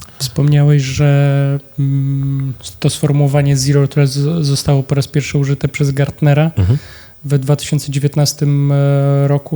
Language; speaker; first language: Polish; native; Polish